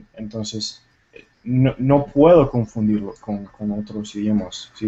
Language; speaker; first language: Spanish; non-native, fluent; Tamil